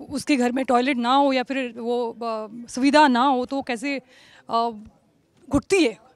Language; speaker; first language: Hindi; native; Hindi